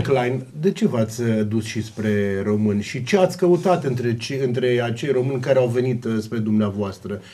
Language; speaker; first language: Romanian; native; Romanian